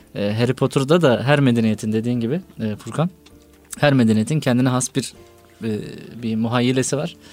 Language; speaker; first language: Turkish; native; Turkish